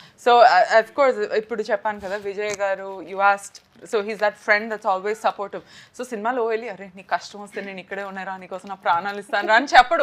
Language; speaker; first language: Telugu; native; Telugu